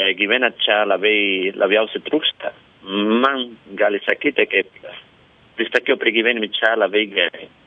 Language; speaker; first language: Lithuanian; non-native, learner; Spanish